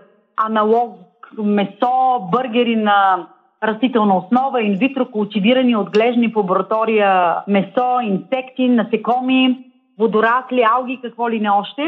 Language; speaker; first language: Bulgarian; native; Bulgarian